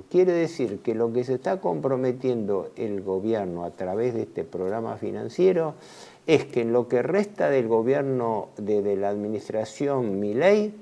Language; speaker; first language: Spanish; native; Spanish